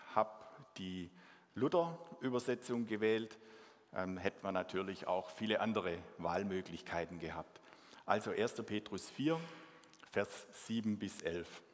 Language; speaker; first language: German; non-native, local second language; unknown